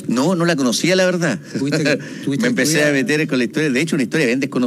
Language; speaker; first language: Spanish; native; Spanish